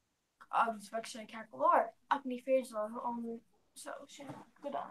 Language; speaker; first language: Irish; non-native, learner; English